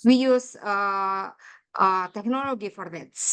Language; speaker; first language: English; non-native, learner; Indonesian